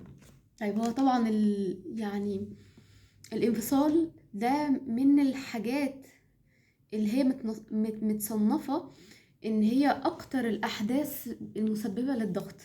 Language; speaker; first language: Arabic; native; Arabic